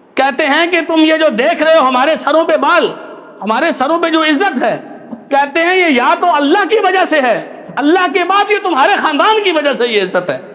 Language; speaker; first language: Urdu; non-native, local second language; Punjabi